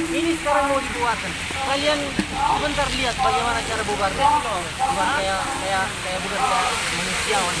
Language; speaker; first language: Indonesian; non-native, learner; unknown